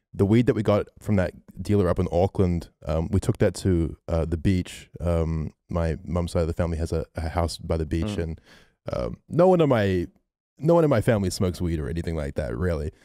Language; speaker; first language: English; native; English